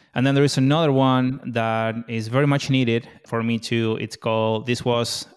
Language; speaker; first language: English; non-native, fluent; Spanish